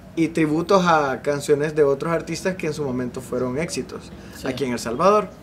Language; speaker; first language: Spanish; native; Spanish